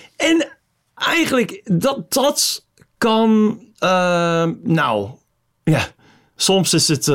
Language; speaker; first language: Dutch; non-native, fluent; English